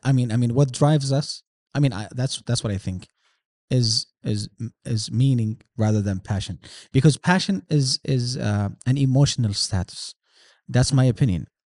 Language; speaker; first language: English; non-native, fluent; Arabic